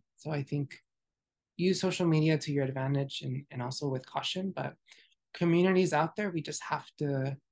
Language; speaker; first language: English; early bilingual, other home language; Spanish